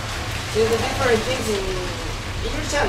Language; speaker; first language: English; non-native, learner; Spanish